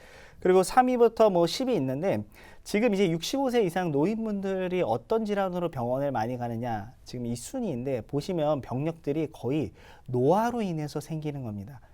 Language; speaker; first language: Korean; native; Korean